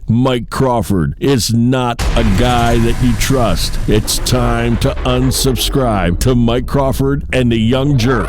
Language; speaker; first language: English; native; English